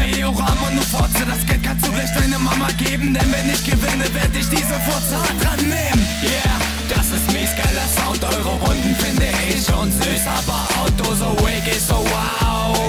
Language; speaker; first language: German; native; German